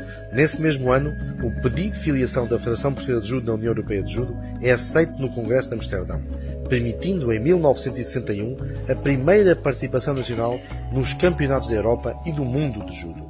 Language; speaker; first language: Portuguese; native; Portuguese